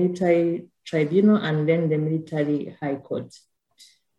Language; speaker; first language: English; non-native, local second language; Kinyarwanda